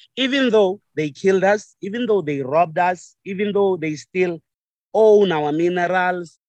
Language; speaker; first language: English; non-native, local second language; Venda